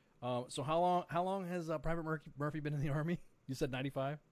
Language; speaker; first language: English; native; English